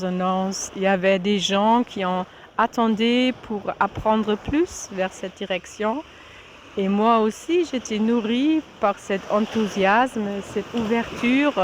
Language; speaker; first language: French; non-native, fluent; German